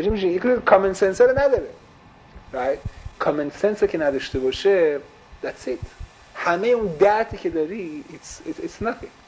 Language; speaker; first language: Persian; early bilingual, heritage; Persian